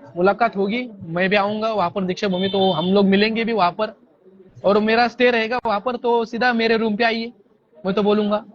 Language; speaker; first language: Hindi; non-native, local second language; Marathi